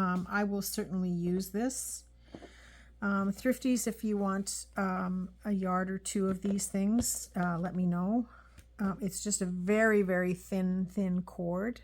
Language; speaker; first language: English; native; English